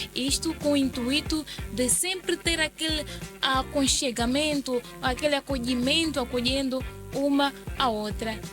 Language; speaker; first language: Portuguese; native; Portuguese